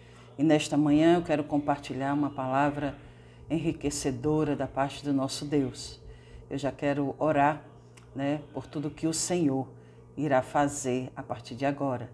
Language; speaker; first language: Portuguese; native; Portuguese